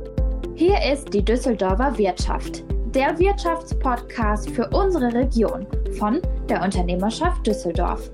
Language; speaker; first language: German; native; German